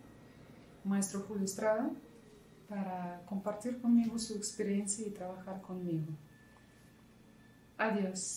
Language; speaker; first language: Spanish; non-native, fluent; Russian